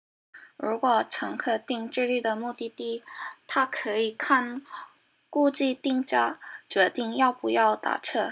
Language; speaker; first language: Chinese; non-native, learner; English